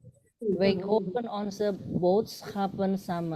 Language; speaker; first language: Dutch; non-native, learner; Indonesian